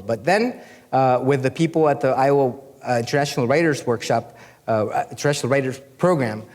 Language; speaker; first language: English; non-native, fluent; Spanish